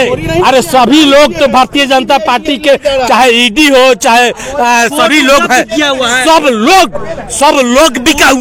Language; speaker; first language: Hindi; native; Hindi